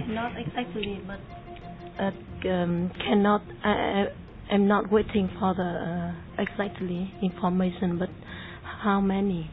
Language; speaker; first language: English; non-native, learner; Vietnamese